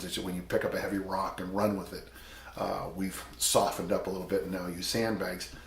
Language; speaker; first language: English; native; English